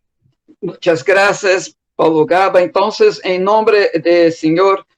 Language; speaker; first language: Spanish; non-native, fluent; Portuguese